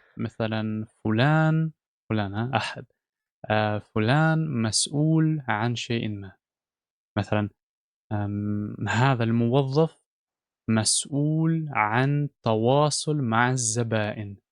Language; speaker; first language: Arabic; non-native, fluent; Russian